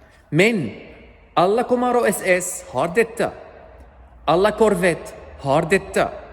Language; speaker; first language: Swedish; non-native, learner; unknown